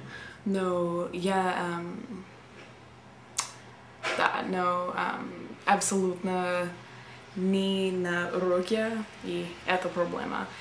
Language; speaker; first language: Russian; non-native, learner; English